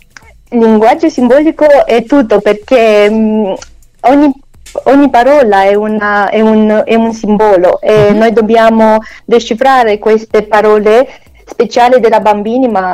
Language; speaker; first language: Italian; non-native, learner; Romanian